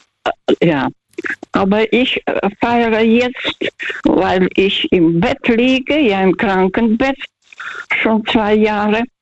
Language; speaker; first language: German; non-native, learner; Russian